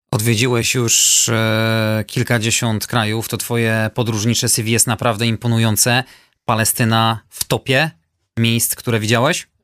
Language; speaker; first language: Polish; native; Polish